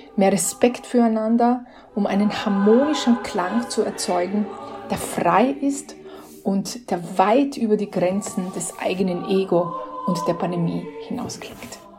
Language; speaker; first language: German; non-native, fluent; Slovenian